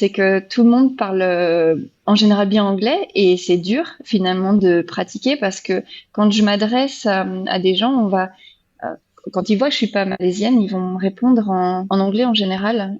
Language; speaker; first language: French; native; French